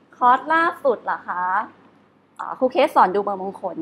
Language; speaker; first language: Thai; native; Thai